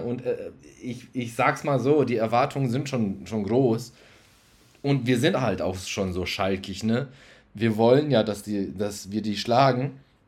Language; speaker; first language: German; non-native, fluent; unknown